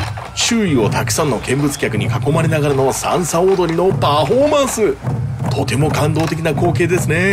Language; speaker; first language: Japanese; native; Japanese